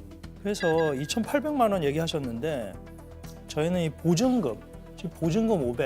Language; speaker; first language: Korean; native; Korean